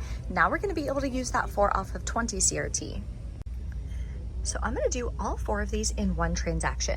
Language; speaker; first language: English; native; English